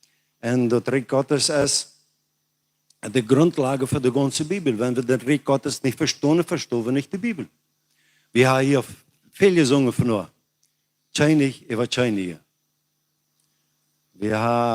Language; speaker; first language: German; non-native, learner; Plautdietsch